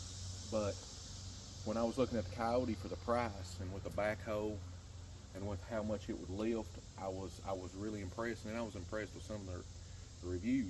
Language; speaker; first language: English; native; English